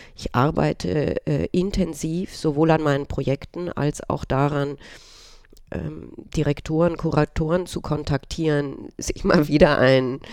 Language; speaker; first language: German; early bilingual, other home language; Romanian